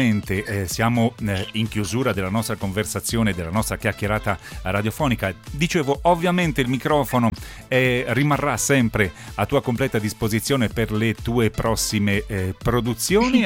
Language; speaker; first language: Italian; native; Italian